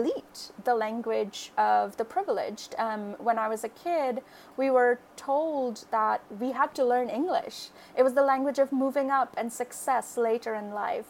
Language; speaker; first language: English; non-native, local second language; Bangla